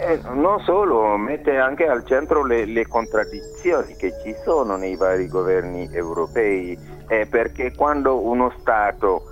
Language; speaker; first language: Italian; non-native, fluent; Wolof